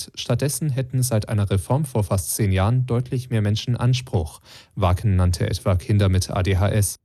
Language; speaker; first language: German; native; German